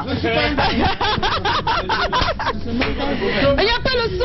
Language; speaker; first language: French; native; French